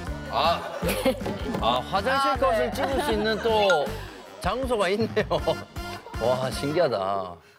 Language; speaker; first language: Korean; native; Korean